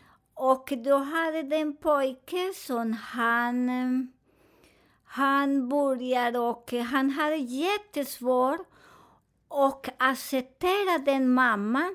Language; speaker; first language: Swedish; non-native, fluent; Spanish